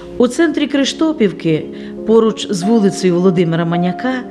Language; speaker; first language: Ukrainian; native; Ukrainian